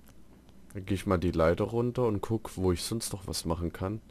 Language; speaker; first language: German; native; German